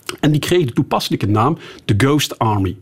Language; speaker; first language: Dutch; native; Dutch